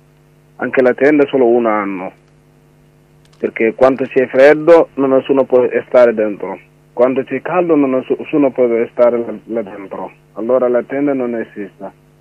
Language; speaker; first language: Italian; non-native, learner; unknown